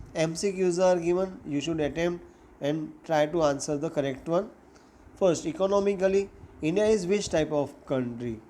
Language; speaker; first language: English; non-native, local second language; Gujarati